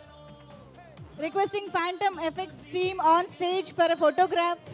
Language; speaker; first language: Telugu; native; Telugu